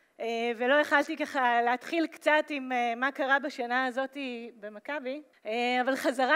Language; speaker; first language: Hebrew; native; Hebrew